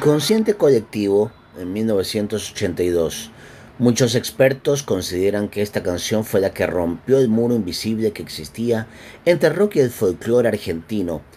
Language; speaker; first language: Spanish; native; Spanish